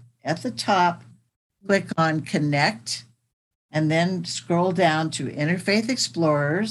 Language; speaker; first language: English; native; English